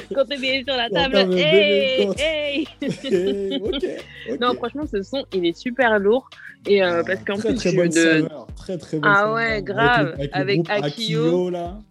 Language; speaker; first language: French; native; French